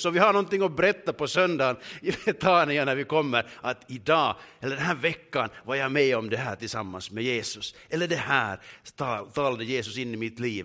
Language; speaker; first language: Swedish; native; Swedish